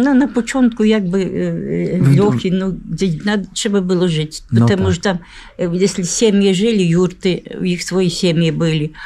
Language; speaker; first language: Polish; early bilingual, heritage; Polish